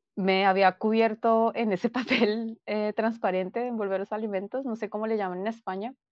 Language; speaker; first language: Spanish; native; Spanish